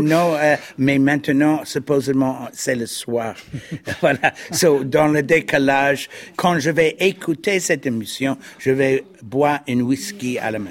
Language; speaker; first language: French; non-native, fluent; English